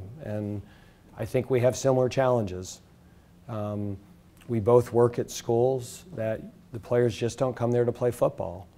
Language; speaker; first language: English; native; English